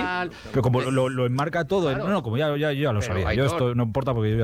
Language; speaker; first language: Spanish; native; Spanish